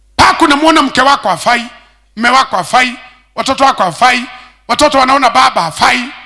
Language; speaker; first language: Swahili; native; Swahili